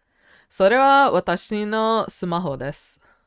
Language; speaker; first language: Japanese; non-native, learner; English